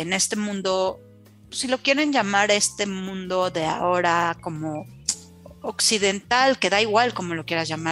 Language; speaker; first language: Spanish; native; Spanish